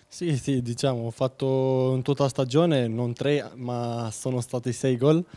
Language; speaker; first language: Italian; non-native, fluent; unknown